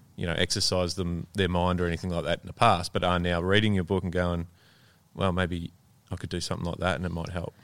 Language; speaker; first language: English; native; English